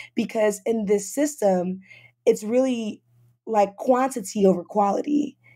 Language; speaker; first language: English; native; English